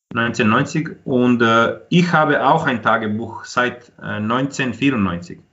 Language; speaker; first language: German; non-native, fluent; Croatian